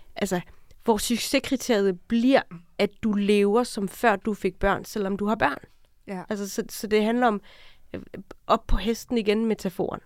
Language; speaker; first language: Danish; native; Danish